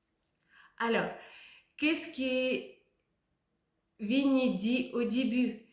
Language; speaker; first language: French; non-native, fluent; Russian